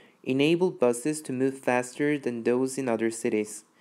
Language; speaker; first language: English; non-native, fluent; Korean